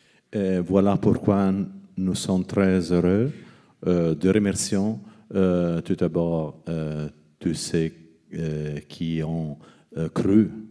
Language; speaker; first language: French; non-native, learner; Italian